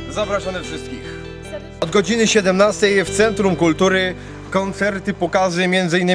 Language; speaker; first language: Polish; native; Polish